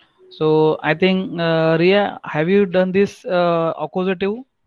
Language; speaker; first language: English; non-native, local second language; Marathi